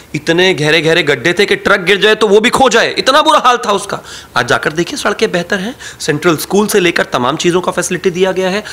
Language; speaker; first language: Hindi; native; Hindi